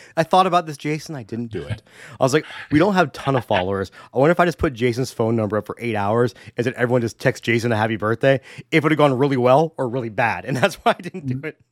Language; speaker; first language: English; native; English